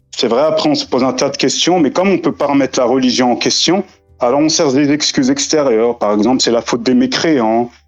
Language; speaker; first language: French; native; French